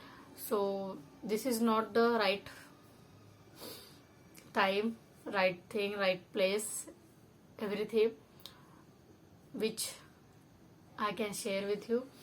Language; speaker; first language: English; non-native, local second language; Marathi